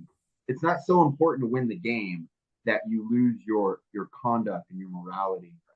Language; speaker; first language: English; native; English